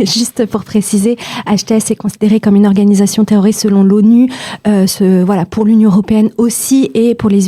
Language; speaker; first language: French; native; French